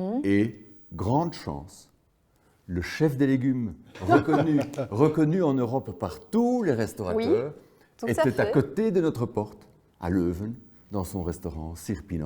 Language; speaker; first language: French; native; French